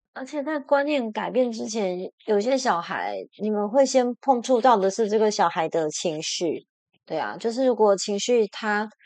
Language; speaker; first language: Chinese; native; Chinese